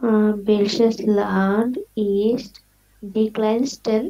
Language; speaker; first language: German; non-native, learner; Bangla